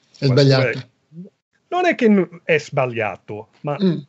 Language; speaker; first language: Italian; non-native, fluent; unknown